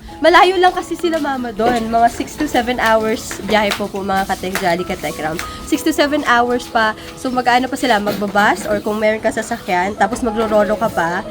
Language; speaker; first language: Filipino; non-native, local second language; Cebuano